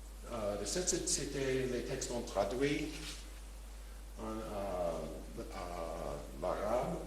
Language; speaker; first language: French; non-native, fluent; English